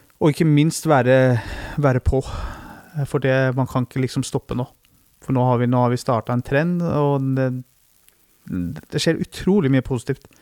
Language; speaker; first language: Norwegian; early bilingual, other home language; Persian